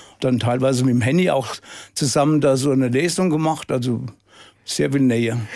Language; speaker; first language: German; native; German